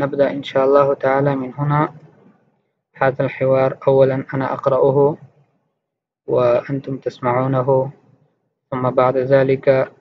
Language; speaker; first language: Arabic; non-native, fluent; Urdu